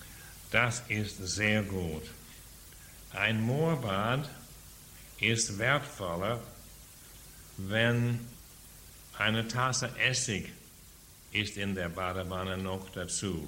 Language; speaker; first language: German; non-native, fluent; English